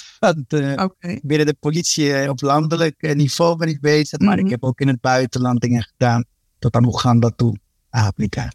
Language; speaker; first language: Dutch; early bilingual, other home language; Spanish